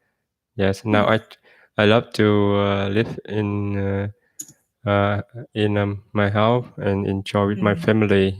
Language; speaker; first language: English; non-native, learner; Vietnamese